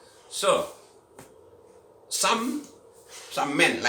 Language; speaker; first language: English; non-native, learner; Indonesian